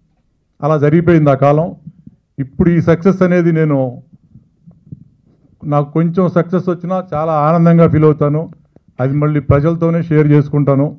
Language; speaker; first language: Telugu; native; Telugu